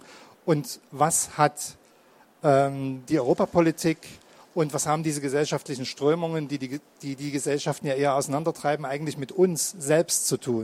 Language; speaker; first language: German; native; German